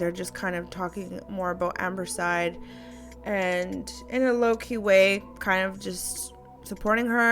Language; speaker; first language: English; native; English